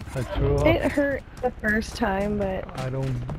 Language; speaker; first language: English; early bilingual, other home language; Turkish